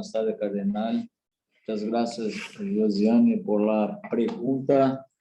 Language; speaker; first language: Spanish; non-native, learner; Portuguese